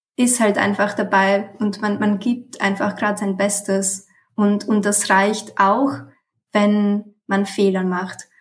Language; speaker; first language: German; early bilingual, other home language; Romanian